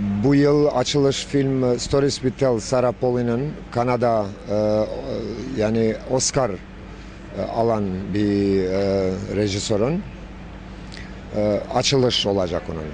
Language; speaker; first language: Turkish; non-native, local second language; Albanian